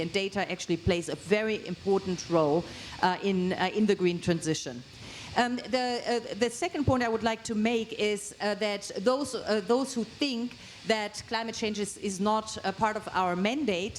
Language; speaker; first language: English; non-native, fluent; German